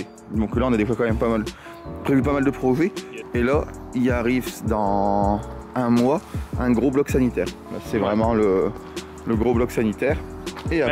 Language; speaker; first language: French; native; French